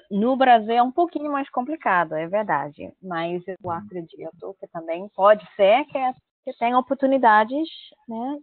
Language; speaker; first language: Portuguese; native; Portuguese